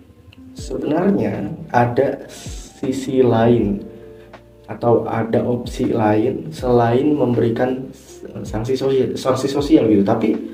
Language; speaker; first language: Indonesian; native; Indonesian